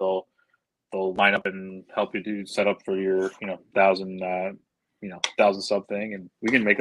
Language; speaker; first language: English; native; English